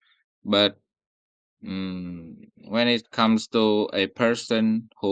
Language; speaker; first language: English; non-native, learner; Vietnamese